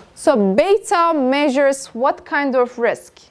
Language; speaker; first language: English; non-native, fluent; Turkish